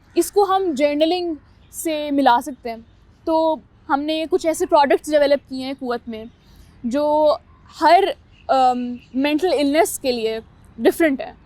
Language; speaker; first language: Urdu; native; Urdu